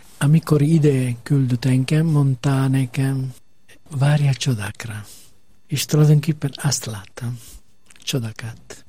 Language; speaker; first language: Hungarian; non-native, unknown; Italian